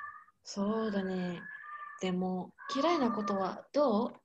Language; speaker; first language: Japanese; non-native, learner; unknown